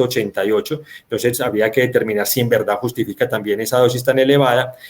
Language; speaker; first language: Spanish; native; Spanish